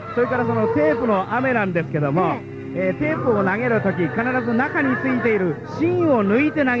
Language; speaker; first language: Japanese; native; Japanese